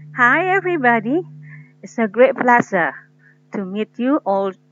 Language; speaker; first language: English; non-native, fluent; Indonesian